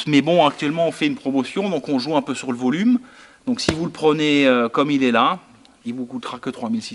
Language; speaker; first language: French; native; French